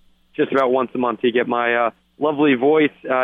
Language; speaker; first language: English; native; English